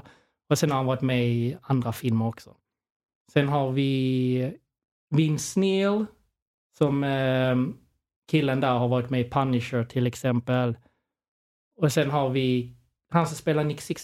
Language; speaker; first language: Swedish; native; Swedish